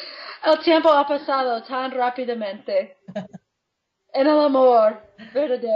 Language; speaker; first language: Spanish; non-native, fluent; English